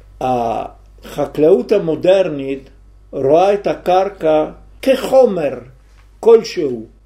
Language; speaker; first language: Hebrew; non-native, fluent; Italian